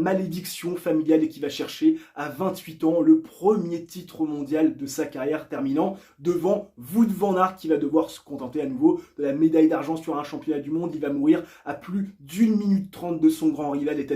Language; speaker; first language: French; native; French